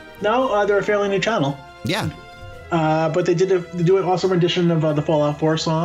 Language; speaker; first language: English; native; English